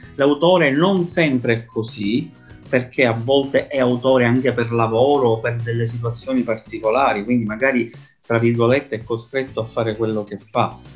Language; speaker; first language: Italian; native; Italian